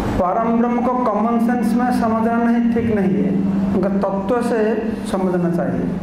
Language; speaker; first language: Hindi; non-native, local second language; Odia